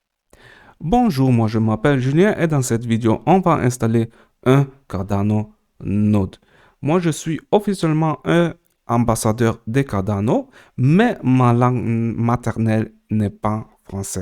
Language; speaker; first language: French; non-native, learner; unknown